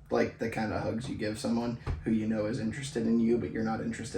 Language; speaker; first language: English; native; English